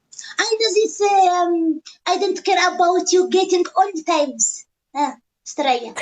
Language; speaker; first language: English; non-native, learner; Tigrinya